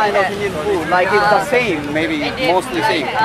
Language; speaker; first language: English; non-native, learner; Urdu